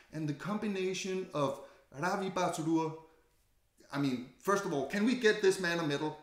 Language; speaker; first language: English; non-native, fluent; Danish